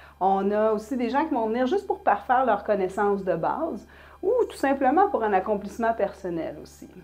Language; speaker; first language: French; native; French